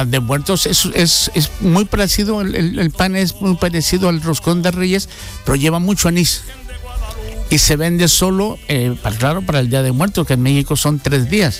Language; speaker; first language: Spanish; native; Spanish